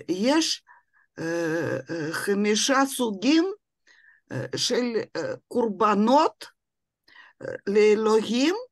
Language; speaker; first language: Hebrew; non-native, fluent; Russian